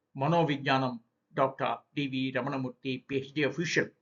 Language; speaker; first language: English; non-native, local second language; Telugu